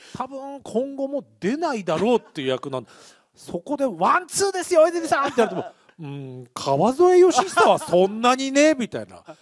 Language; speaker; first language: Japanese; native; Japanese